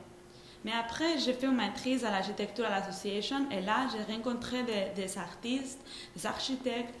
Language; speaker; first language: French; non-native, fluent; Spanish